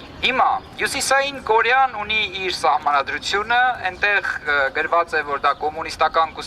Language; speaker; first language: Armenian; native; Armenian